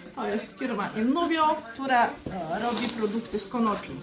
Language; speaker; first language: Polish; non-native, fluent; Ukrainian